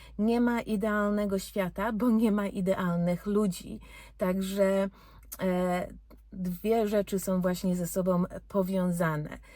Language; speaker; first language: Polish; early bilingual, heritage; Polish